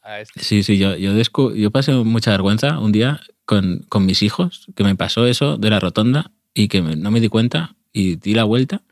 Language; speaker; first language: Spanish; native; Spanish